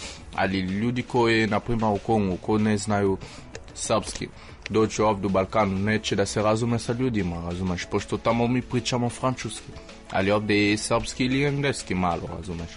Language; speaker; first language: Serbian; non-native, fluent; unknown